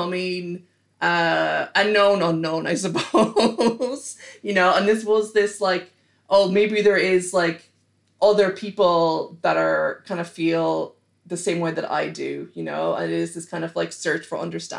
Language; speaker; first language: English; native; English